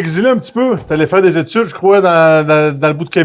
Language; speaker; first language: French; native; French